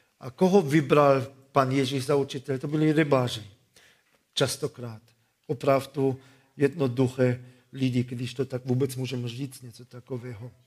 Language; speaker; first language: Czech; non-native, fluent; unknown